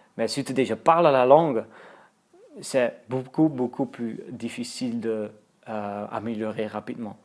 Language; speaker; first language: French; non-native, fluent; Dutch